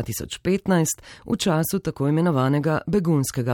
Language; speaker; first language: Slovenian; native; Slovenian